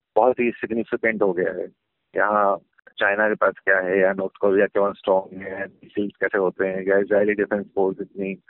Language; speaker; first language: Hindi; native; Hindi